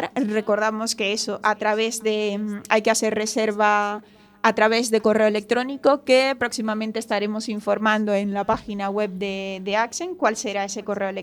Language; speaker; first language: Spanish; native; Spanish